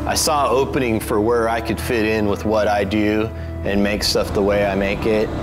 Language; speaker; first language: English; native; English